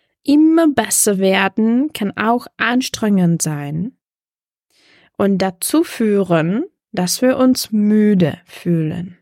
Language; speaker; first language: German; non-native, fluent; Czech